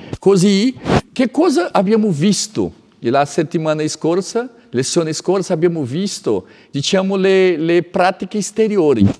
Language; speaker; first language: Italian; non-native, fluent; Portuguese